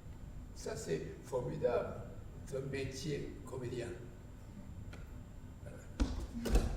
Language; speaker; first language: French; non-native, learner; Japanese